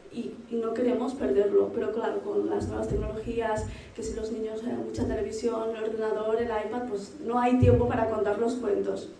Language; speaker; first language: Spanish; early bilingual, other home language; Arabic